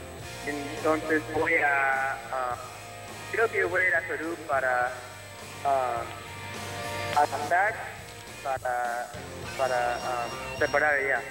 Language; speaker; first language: Spanish; early bilingual, heritage; English